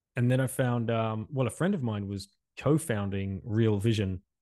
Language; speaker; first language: English; native; English